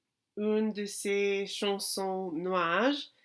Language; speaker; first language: French; non-native, learner; English